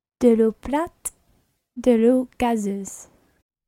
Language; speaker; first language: French; non-native, learner; English